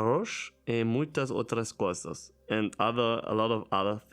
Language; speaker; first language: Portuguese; non-native, learner; German